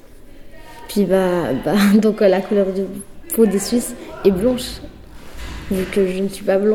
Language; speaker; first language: French; early bilingual, other home language; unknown